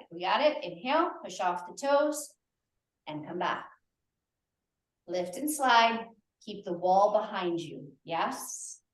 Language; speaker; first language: English; native; English